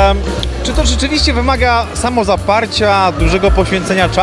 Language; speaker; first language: Polish; native; Polish